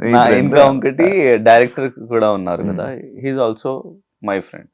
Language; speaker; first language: Telugu; non-native, learner; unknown